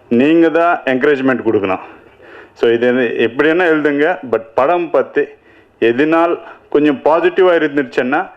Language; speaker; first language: Tamil; non-native, learner; Telugu